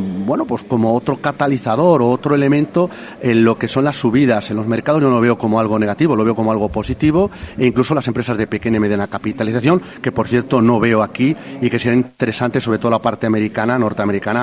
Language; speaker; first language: Spanish; native; Spanish